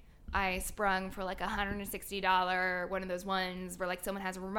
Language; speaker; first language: English; native; English